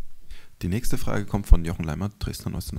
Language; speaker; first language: German; native; German